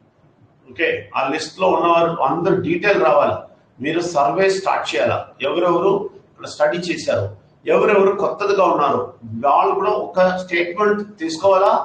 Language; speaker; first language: Telugu; non-native, fluent; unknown